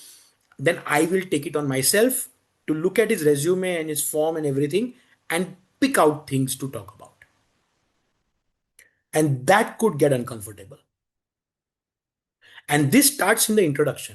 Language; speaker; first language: English; non-native, local second language; Hindi